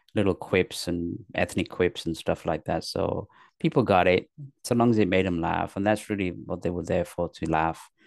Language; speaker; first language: English; native; English